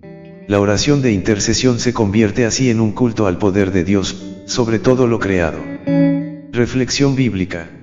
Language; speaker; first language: Spanish; native; Spanish